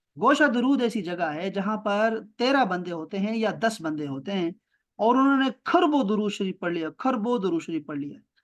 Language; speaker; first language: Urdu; non-native, local second language; Pashto